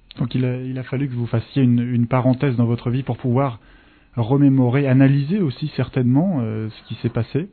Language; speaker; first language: French; native; French